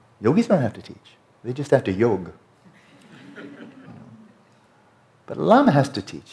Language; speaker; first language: English; native; English